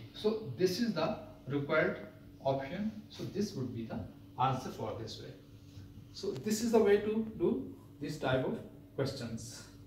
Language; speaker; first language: English; non-native, local second language; Urdu